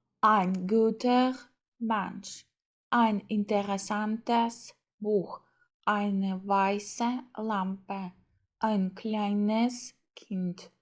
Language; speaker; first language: German; non-native, fluent; Ukrainian